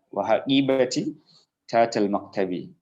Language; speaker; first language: Arabic; non-native, learner; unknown